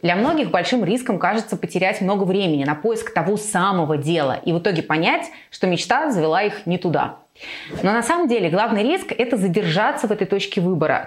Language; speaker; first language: Russian; native; Russian